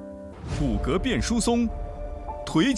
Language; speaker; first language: Chinese; native; Chinese